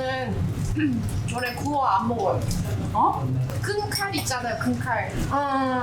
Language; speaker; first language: Korean; non-native, learner; Portuguese